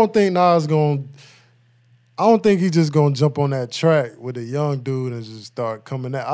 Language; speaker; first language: English; native; English